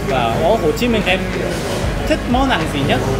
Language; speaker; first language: Vietnamese; non-native, fluent; Korean